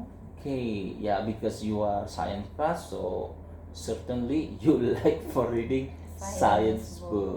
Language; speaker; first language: English; non-native, learner; Indonesian